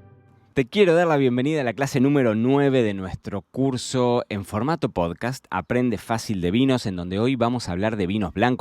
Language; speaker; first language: Spanish; native; Spanish